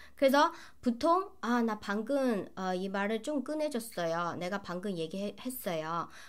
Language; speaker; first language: Korean; non-native, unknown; Chinese